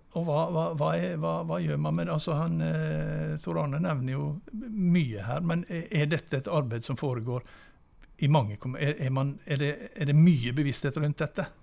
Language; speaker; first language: Norwegian; native; Norwegian